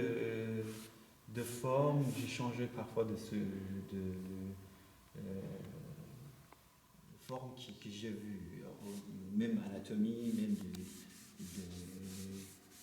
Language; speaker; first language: French; non-native, learner; Persian